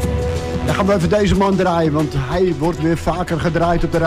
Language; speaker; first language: Dutch; native; Dutch